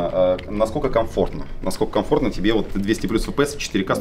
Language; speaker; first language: Russian; native; Russian